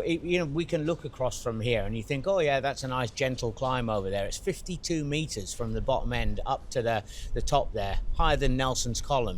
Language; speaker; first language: English; native; English